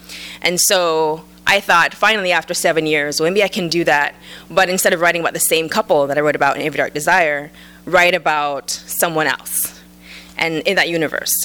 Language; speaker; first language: English; early bilingual, other home language; Jamaican Creole English